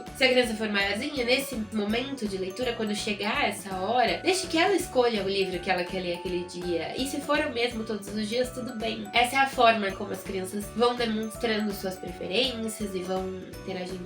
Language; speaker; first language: Portuguese; native; Portuguese